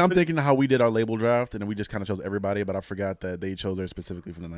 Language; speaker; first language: English; native; English